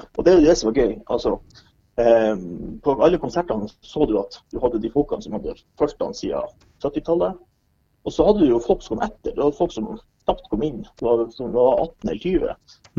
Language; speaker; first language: Norwegian; native; Norwegian